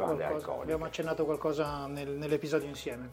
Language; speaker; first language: Italian; native; Italian